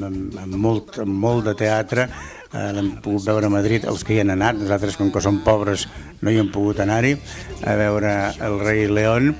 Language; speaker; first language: Catalan; native; Catalan